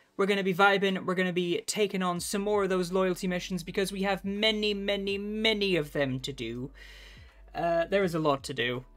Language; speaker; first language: English; native; English